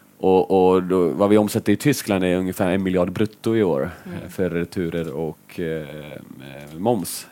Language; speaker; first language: Swedish; early bilingual, other home language; Finnish